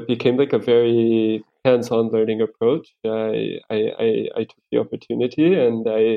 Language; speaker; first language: English; native; English